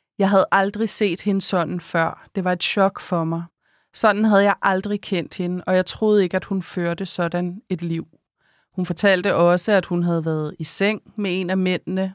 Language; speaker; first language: Danish; native; Danish